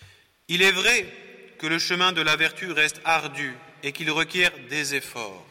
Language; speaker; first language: French; native; French